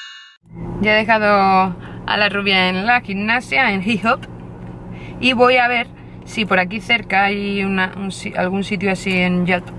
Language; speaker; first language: Spanish; native; Spanish